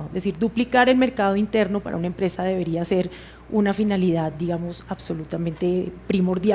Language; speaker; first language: Spanish; native; Spanish